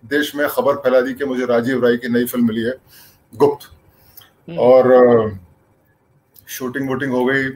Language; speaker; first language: Hindi; native; Hindi